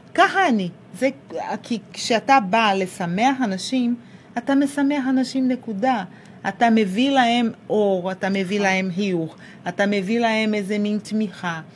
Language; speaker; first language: Hebrew; non-native, fluent; Portuguese